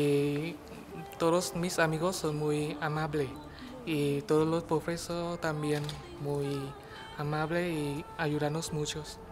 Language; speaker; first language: Spanish; non-native, learner; Vietnamese